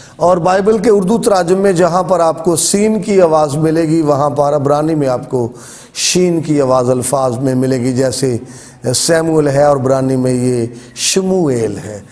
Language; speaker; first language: Urdu; native; Urdu